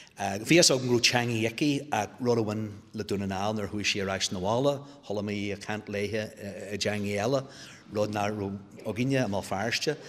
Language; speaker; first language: Irish; non-native, local second language; English